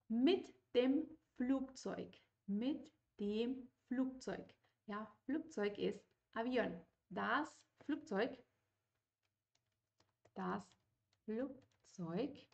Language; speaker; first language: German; non-native, fluent; Spanish